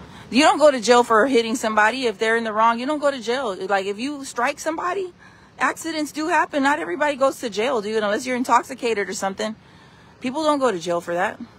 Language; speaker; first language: English; early bilingual, other home language; Spanish